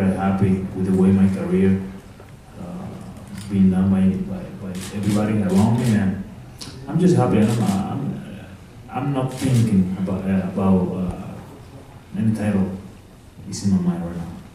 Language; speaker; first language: English; non-native, fluent; Spanish